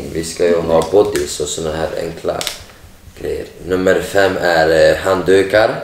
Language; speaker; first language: Swedish; non-native, learner; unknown